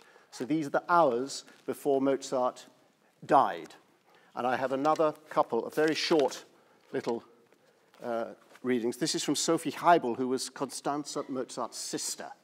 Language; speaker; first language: English; native; English